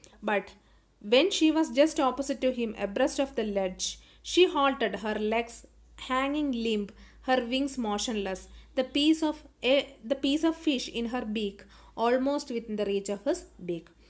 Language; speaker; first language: English; non-native, local second language; Malayalam